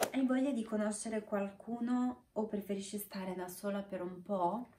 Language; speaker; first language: Italian; non-native, fluent; Romanian